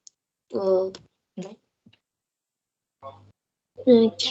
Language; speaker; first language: English; non-native, learner; Vietnamese